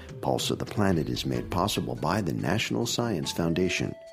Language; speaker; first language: English; native; English